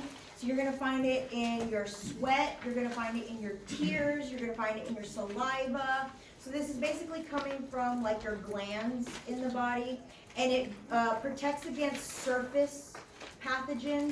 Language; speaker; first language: English; native; English